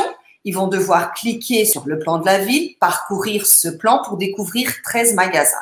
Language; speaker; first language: French; early bilingual, other home language; Portuguese